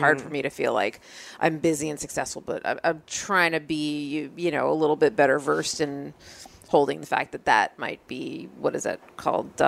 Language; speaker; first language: English; native; English